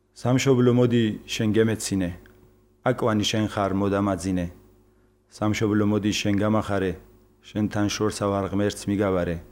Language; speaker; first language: Georgian; early bilingual, heritage; Georgian